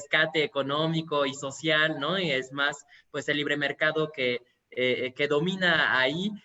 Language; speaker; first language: Spanish; native; Spanish